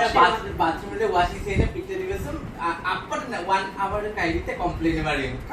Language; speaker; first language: Malayalam; non-native, learner; Assamese